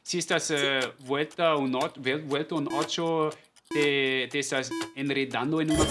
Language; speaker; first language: Spanish; non-native, fluent; German